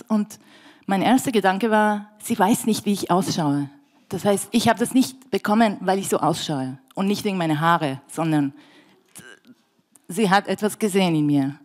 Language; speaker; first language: German; non-native, fluent; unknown